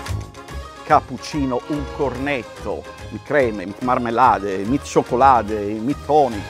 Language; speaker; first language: German; non-native, fluent; Italian